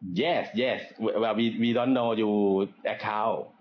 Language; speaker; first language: English; non-native, learner; Thai